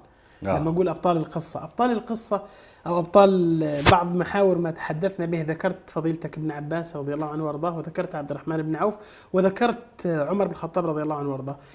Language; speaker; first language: Arabic; native; Arabic